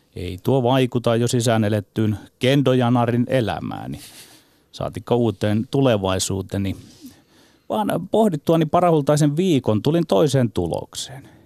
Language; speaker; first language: Finnish; native; Finnish